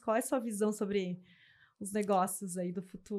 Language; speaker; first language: Portuguese; native; Portuguese